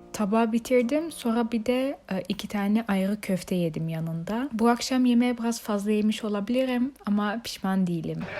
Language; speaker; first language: Turkish; native; Turkish